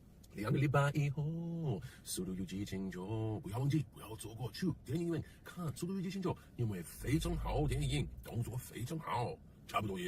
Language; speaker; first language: Chinese; non-native, learner; English